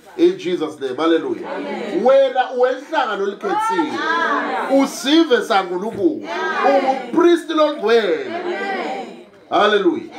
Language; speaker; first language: Zulu; non-native, local second language; Swati